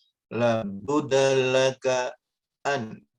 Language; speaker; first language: Arabic; non-native, learner; Indonesian